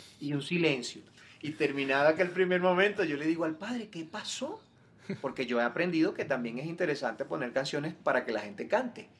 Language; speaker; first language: Spanish; native; Spanish